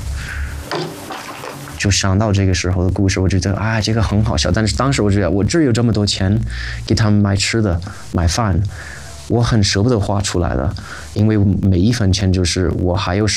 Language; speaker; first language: Chinese; non-native, fluent; English